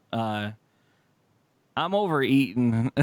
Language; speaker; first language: English; native; English